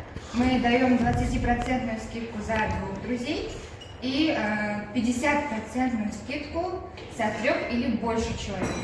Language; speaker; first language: Russian; native; Russian